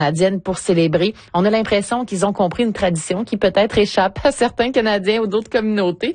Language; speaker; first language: French; native; French